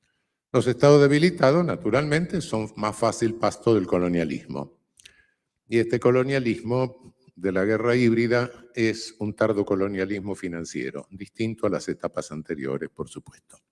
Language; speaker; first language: Spanish; native; Spanish